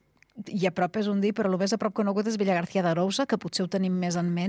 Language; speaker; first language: Catalan; native; Catalan